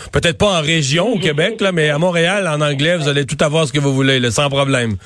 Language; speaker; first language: French; native; French